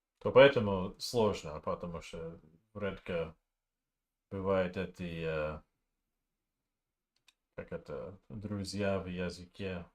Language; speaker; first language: Russian; non-native, learner; English